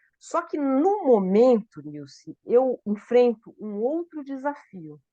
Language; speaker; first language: Portuguese; native; Portuguese